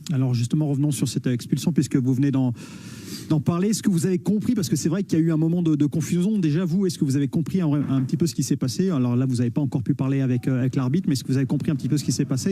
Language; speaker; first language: French; native; French